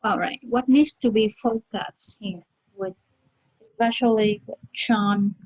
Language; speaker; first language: English; non-native, fluent; Vietnamese